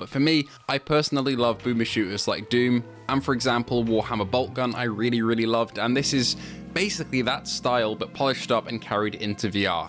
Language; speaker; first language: English; native; English